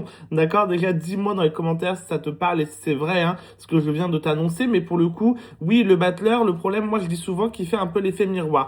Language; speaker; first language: French; native; French